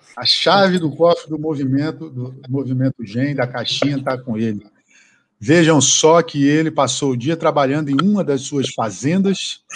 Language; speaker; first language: Portuguese; native; Portuguese